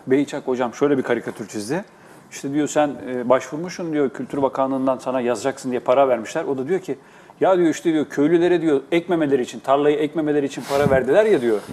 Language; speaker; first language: Turkish; native; Turkish